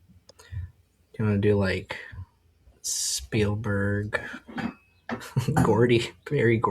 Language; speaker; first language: English; native; English